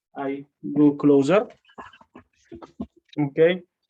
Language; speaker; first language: English; non-native, learner; Italian